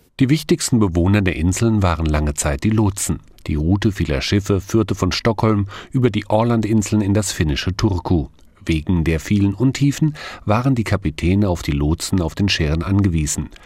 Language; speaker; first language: German; native; German